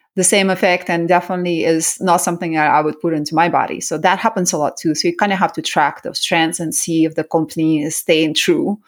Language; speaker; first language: English; early bilingual, other home language; Russian